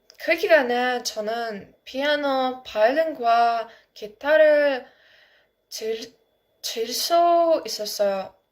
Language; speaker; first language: Korean; non-native, learner; Ukrainian